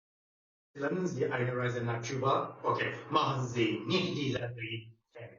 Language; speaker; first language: German; non-native, learner; Turkish